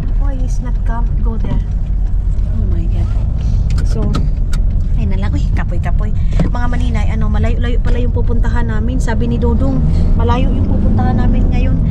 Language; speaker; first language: Filipino; non-native, local second language; Cebuano